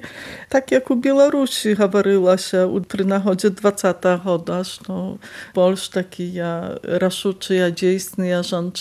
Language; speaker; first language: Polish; non-native, local second language; Belarusian